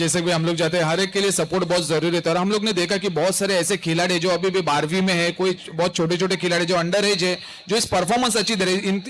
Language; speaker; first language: Hindi; non-native, local second language; Marathi